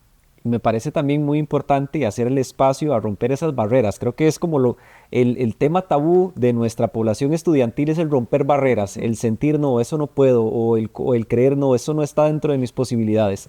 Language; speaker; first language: Spanish; native; Spanish